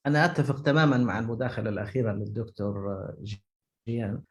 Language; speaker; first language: Arabic; native; Arabic